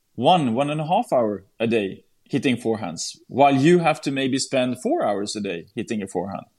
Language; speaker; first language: English; non-native, fluent; Swedish